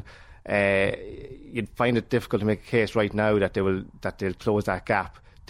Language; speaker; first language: English; native; English